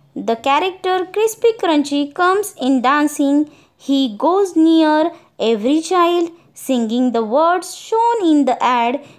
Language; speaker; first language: English; non-native, local second language; Marathi